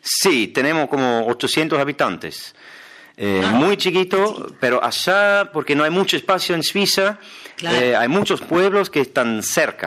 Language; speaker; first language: Spanish; non-native, fluent; German